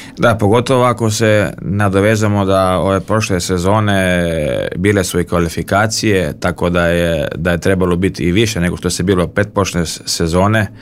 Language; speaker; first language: Serbian; early bilingual, heritage; Bosnian